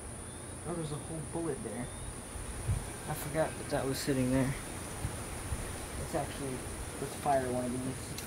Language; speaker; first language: English; native; English